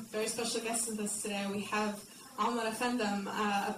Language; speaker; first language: English; native; English